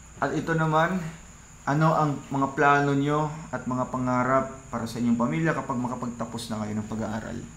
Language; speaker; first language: Filipino; non-native, local second language; Cebuano